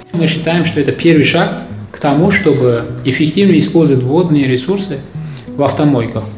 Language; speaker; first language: Russian; non-native, local second language; Uzbek